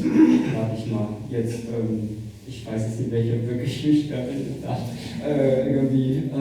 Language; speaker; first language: German; non-native, fluent; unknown